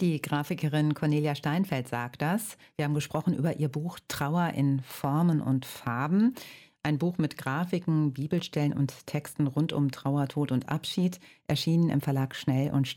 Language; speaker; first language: German; native; German